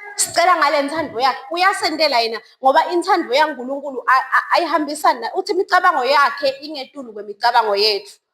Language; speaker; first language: Zulu; non-native, local second language; Swati